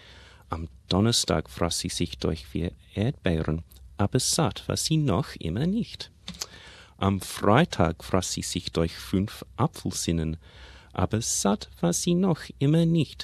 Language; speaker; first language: German; non-native, learner; English